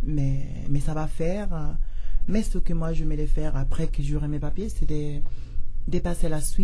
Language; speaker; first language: French; non-native, learner; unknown